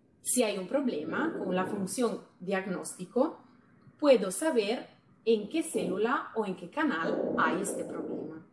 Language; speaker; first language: Spanish; non-native, fluent; Italian